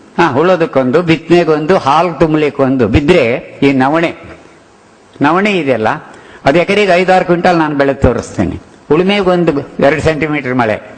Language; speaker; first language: Kannada; non-native, local second language; Telugu